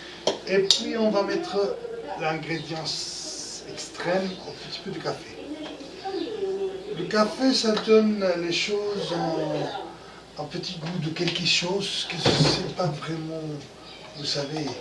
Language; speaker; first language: French; non-native, fluent; Spanish